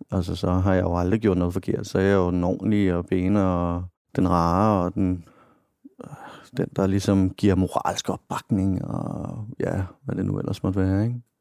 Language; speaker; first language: Danish; native; Danish